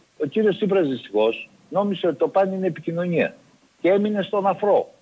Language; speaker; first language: Greek; native; Greek